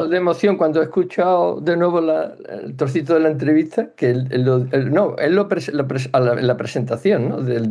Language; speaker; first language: Spanish; native; Spanish